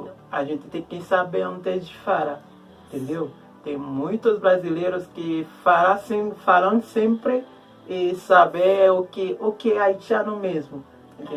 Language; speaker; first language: Portuguese; non-native, learner; Haitian Creole